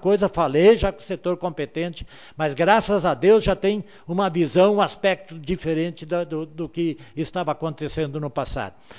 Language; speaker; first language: Portuguese; native; Portuguese